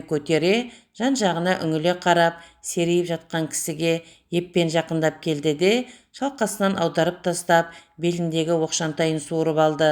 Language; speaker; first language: Kazakh; native; Kazakh